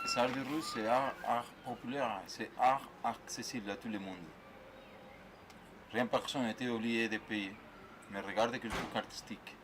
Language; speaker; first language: French; non-native, learner; Spanish